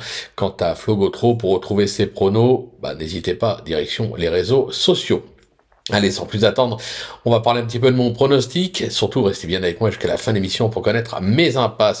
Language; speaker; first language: French; native; French